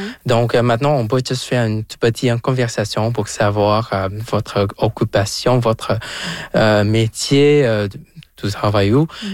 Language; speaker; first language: French; non-native, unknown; Vietnamese